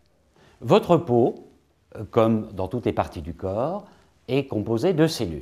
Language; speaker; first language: French; native; French